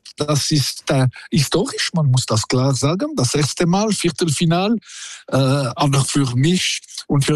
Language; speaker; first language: German; non-native, local second language; French